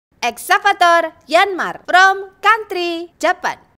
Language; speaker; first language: English; non-native, learner; Indonesian